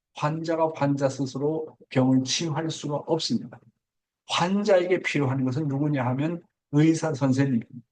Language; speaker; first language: Korean; native; Korean